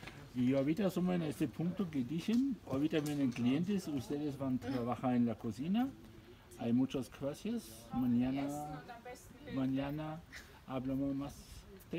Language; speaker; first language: Spanish; non-native, fluent; German